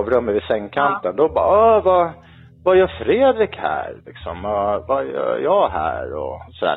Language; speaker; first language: Swedish; native; Swedish